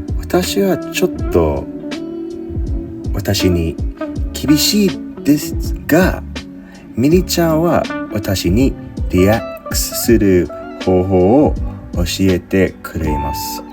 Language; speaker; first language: Japanese; non-native, learner; English